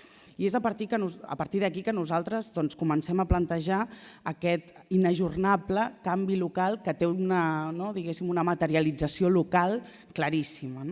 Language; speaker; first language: Catalan; native; Catalan